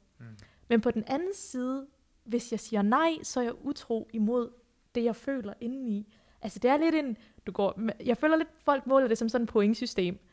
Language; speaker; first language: Danish; early bilingual, other home language; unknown